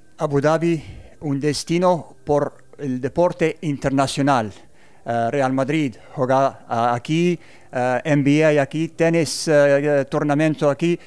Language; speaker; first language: Spanish; non-native, learner; Arabic